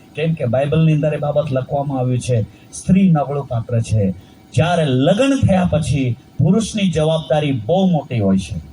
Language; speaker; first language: Gujarati; non-native, local second language; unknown